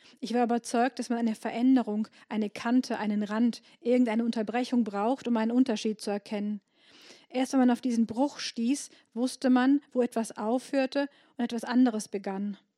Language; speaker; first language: German; early bilingual, other home language; Turkish